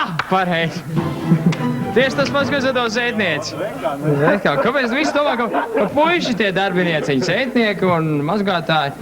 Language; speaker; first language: Latvian; native; Latvian